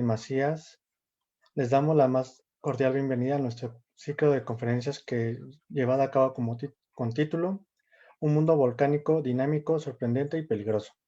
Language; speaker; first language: Spanish; native; Spanish